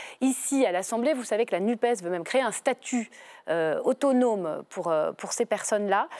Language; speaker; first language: French; native; French